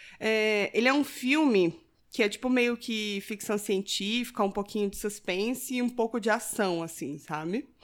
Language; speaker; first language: Portuguese; native; Portuguese